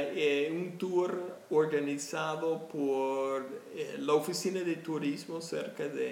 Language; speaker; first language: Spanish; non-native, fluent; English